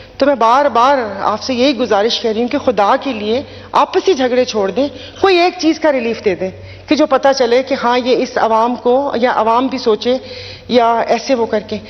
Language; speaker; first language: Urdu; non-native, local second language; Sindhi